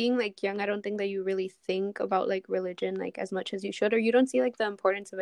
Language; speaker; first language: English; native; English